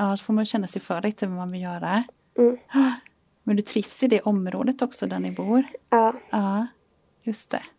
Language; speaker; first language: Swedish; native; Swedish